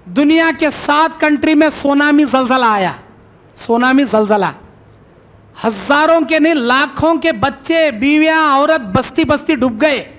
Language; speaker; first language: Hindi; native; Hindi